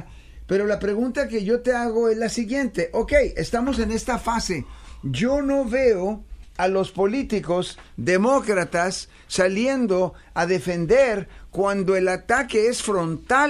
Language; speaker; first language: Spanish; native; Spanish